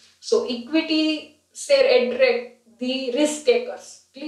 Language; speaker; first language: English; non-native, local second language; Gujarati